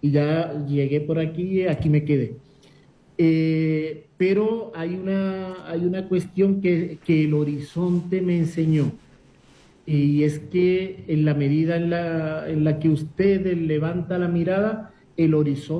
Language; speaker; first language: Spanish; native; Spanish